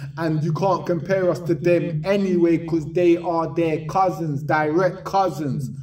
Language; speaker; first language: English; native; English